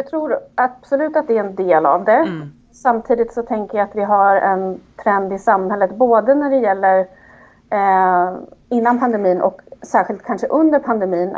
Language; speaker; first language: Swedish; native; Swedish